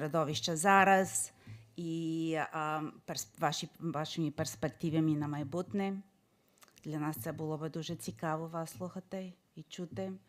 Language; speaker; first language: Ukrainian; non-native, fluent; English